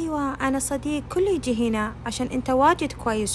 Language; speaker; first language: Arabic; non-native, learner; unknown